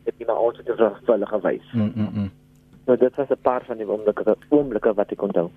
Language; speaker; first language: Afrikaans; non-native, local second language; English